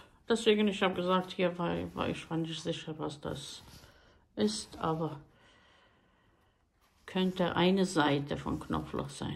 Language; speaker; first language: German; non-native, learner; Croatian